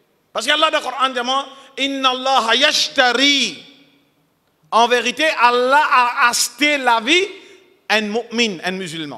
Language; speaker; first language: French; non-native, local second language; Morisyen